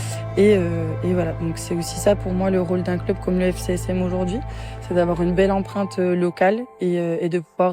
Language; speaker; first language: French; native; French